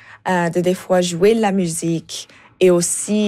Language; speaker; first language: French; non-native, local second language; English